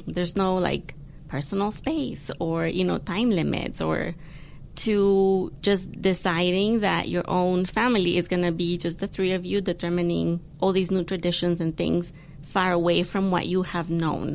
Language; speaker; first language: English; non-native, fluent; Spanish